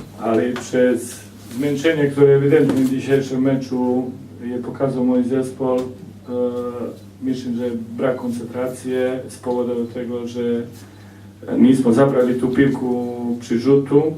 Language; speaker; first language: Polish; non-native, learner; Croatian